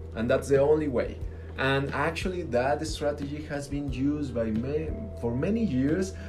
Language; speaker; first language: English; non-native, fluent; Spanish